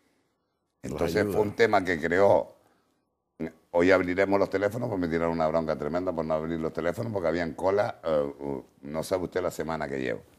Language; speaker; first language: Spanish; native; Spanish